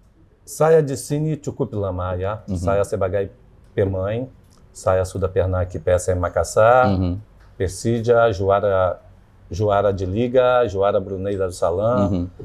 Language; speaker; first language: Indonesian; non-native, fluent; Portuguese